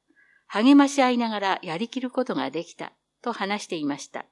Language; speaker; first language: Japanese; native; Japanese